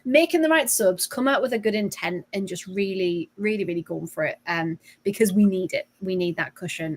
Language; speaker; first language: English; native; English